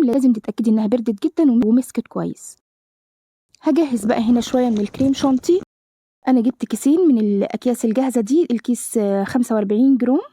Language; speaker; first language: Arabic; native; Arabic